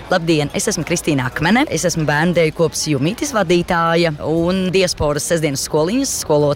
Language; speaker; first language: Latvian; native; Latvian